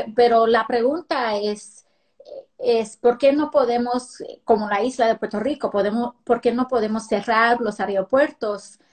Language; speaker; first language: Spanish; early bilingual, other home language; English